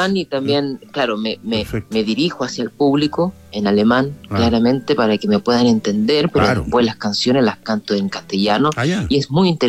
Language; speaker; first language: Spanish; native; Spanish